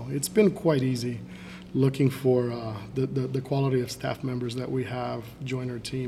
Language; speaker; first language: English; native; English